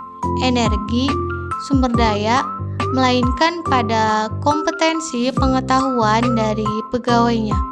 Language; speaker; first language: Indonesian; native; Indonesian